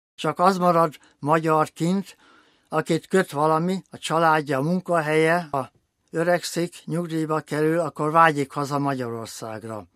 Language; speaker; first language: Hungarian; native; Hungarian